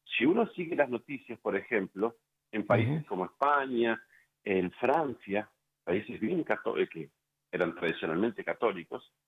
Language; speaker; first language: Spanish; native; Spanish